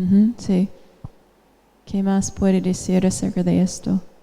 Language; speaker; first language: Spanish; non-native, fluent; English